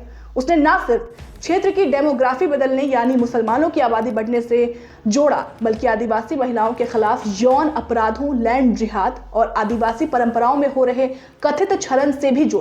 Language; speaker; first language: Hindi; native; Hindi